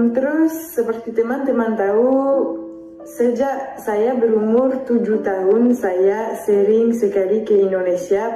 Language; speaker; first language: Indonesian; non-native, fluent; French